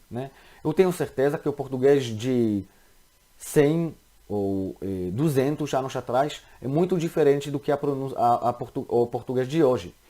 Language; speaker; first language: Portuguese; non-native, fluent; Hebrew